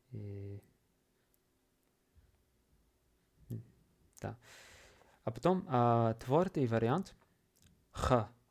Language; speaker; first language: Russian; non-native, fluent; English